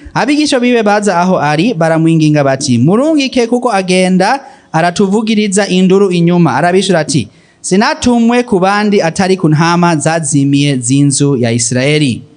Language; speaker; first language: Rundi; non-native, fluent; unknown